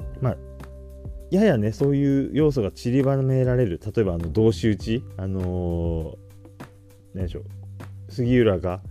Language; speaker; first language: Japanese; native; Japanese